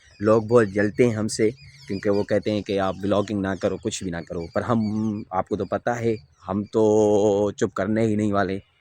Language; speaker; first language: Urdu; non-native, local second language; Sindhi